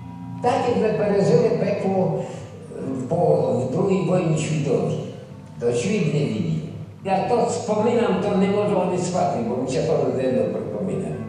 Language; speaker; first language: Polish; non-native, local second language; Rusyn